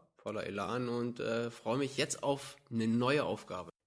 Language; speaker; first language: German; native; German